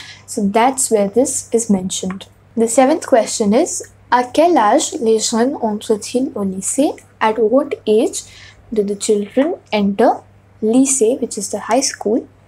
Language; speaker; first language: English; non-native, local second language; Hindi